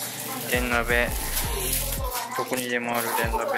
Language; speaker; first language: Japanese; native; Japanese